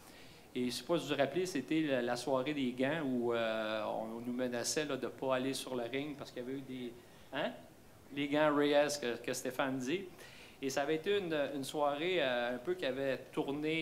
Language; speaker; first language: French; native; French